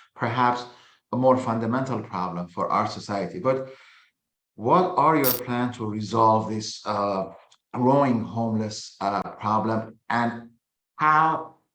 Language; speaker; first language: English; non-native, fluent; Persian